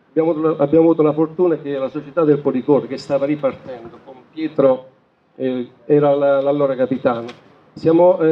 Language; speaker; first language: Italian; native; Italian